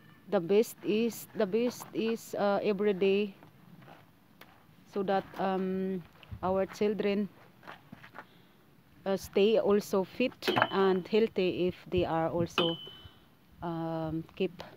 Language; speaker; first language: English; non-native, local second language; Filipino